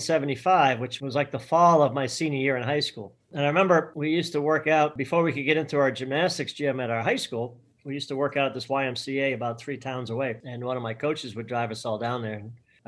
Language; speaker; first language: English; native; English